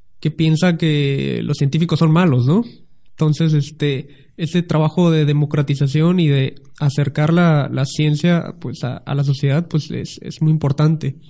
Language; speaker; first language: Spanish; native; Spanish